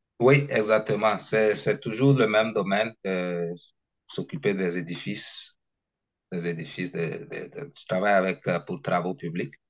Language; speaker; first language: French; non-native, local second language; Ewe